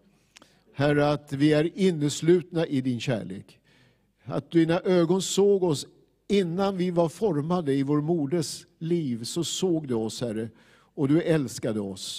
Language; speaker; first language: Swedish; native; Swedish